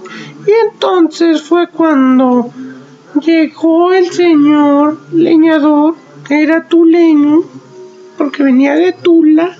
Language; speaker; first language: Spanish; native; Spanish